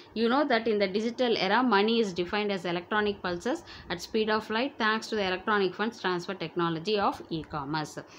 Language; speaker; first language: English; non-native, local second language; Tamil